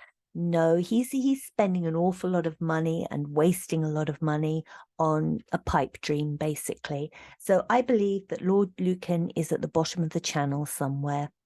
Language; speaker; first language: English; native; English